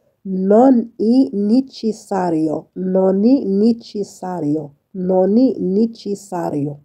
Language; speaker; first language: Italian; non-native, fluent; Arabic